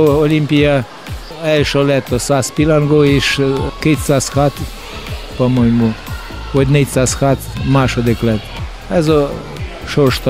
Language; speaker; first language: Hungarian; non-native, learner; Russian